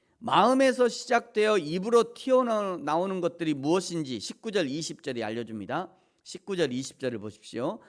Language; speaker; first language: Korean; native; Korean